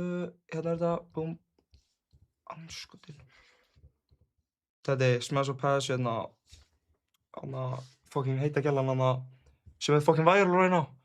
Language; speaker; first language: Icelandic; native; Icelandic